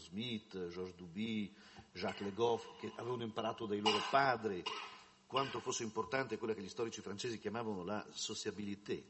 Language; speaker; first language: Italian; native; Italian